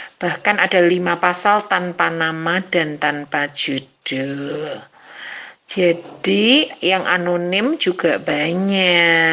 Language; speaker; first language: Indonesian; native; Indonesian